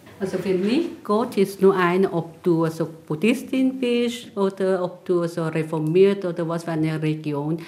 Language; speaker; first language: German; non-native, learner; Vietnamese